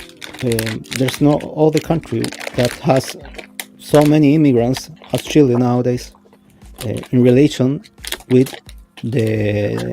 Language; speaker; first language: English; non-native, fluent; Spanish